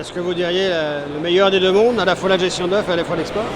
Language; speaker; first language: French; native; French